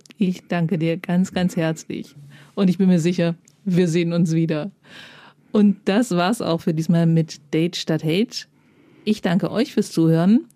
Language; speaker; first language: German; native; German